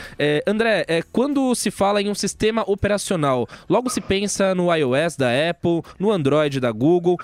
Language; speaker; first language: Portuguese; native; Portuguese